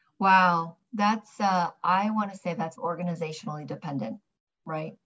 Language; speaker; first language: English; early bilingual, other home language; Korean